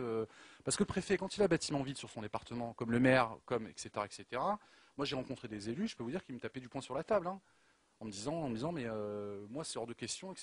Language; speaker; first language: French; native; French